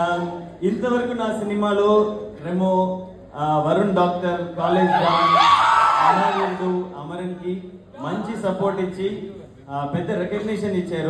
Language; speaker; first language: Telugu; non-native, learner; Tamil